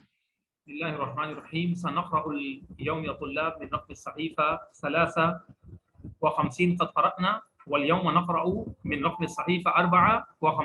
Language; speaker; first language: Arabic; non-native, fluent; Urdu